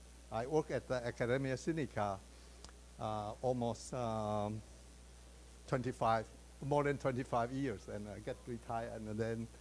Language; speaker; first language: English; non-native, fluent; Chinese